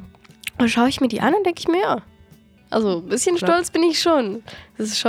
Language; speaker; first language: German; native; German